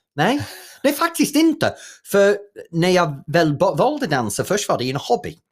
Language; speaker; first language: Swedish; non-native, fluent; English